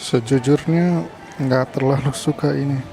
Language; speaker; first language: Indonesian; non-native, fluent; Dutch